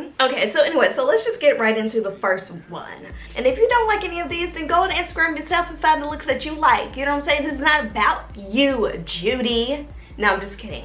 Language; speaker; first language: English; native; English